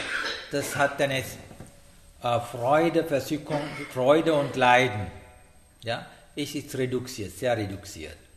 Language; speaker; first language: German; non-native, learner; Sinhala